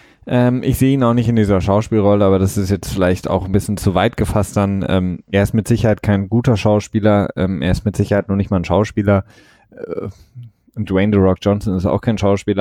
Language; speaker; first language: German; native; German